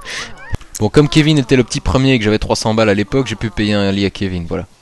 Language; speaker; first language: French; native; French